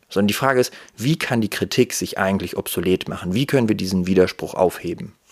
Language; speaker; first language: German; early bilingual, other home language; Russian